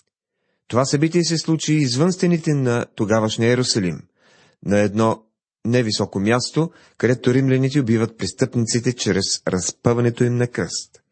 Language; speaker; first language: Bulgarian; native; Bulgarian